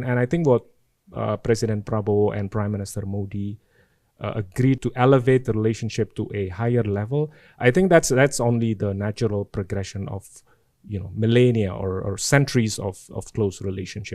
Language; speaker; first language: English; non-native, fluent; Indonesian